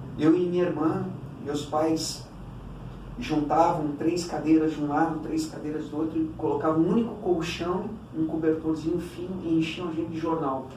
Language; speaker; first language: Portuguese; early bilingual, other home language; Cantonese